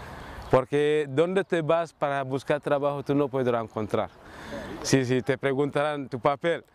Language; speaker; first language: Spanish; non-native, learner; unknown